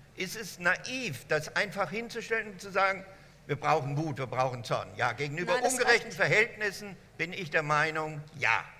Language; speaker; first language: German; non-native, fluent; French